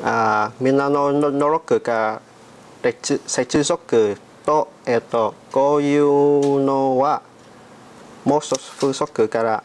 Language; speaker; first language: Japanese; non-native, learner; Vietnamese